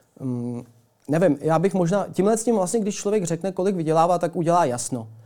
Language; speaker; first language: Czech; early bilingual, other home language; Ukrainian